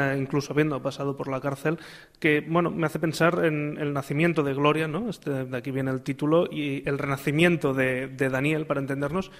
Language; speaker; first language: Spanish; non-native, local second language; Catalan